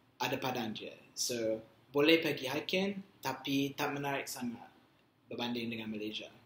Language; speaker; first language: Malay; non-native, learner; English